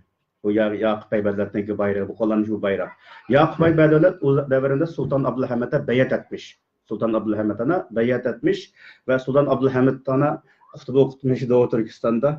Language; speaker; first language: Turkish; non-native, learner; Uyghur